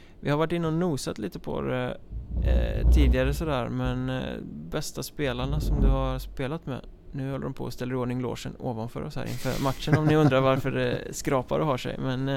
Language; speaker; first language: Swedish; native; Swedish